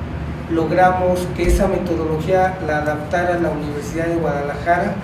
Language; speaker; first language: Spanish; native; Spanish